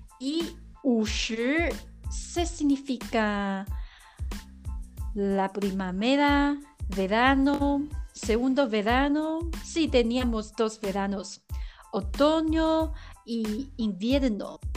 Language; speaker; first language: Spanish; non-native, learner; Chinese